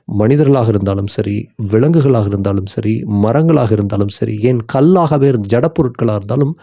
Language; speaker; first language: Tamil; native; Tamil